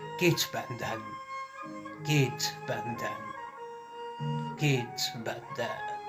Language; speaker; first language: Turkish; native; Turkish